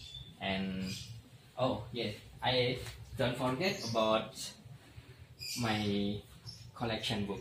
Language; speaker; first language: English; non-native, learner; Indonesian